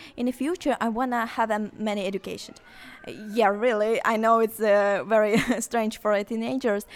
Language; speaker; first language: English; non-native, learner; Ukrainian